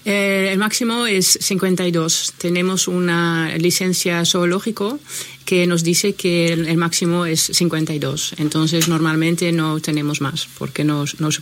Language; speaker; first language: Spanish; non-native, fluent; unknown